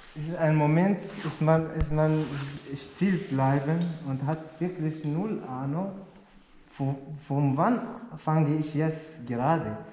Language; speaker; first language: German; non-native, learner; Arabic